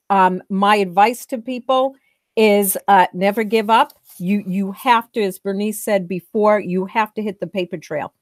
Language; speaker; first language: English; native; English